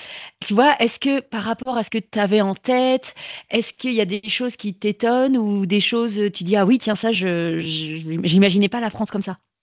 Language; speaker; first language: French; native; French